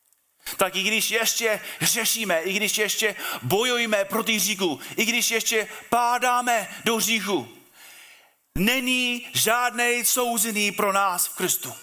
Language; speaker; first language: Czech; non-native, fluent; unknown